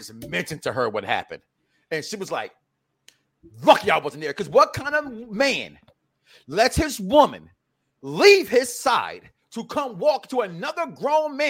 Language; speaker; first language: English; native; English